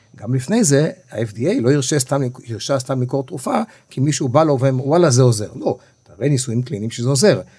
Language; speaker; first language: Hebrew; native; Hebrew